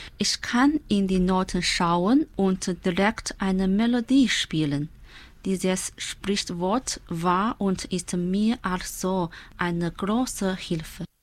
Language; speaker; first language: German; non-native, learner; Chinese